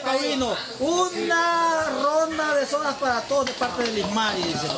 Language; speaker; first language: Spanish; native; Spanish